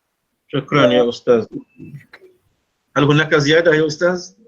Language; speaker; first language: Arabic; non-native, fluent; Malay